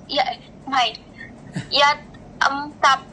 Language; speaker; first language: Cantonese; non-native, learner; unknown